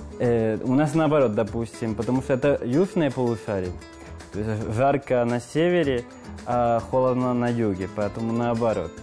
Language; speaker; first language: Russian; non-native, fluent; Spanish